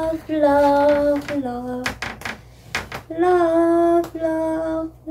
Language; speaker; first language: Korean; non-native, fluent; Japanese